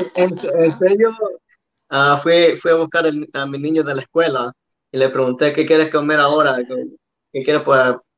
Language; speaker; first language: Spanish; early bilingual, other home language; English